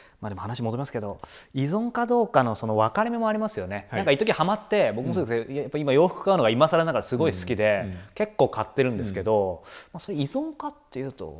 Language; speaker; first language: Japanese; native; Japanese